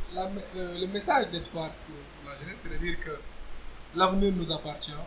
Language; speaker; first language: French; non-native, local second language; Wolof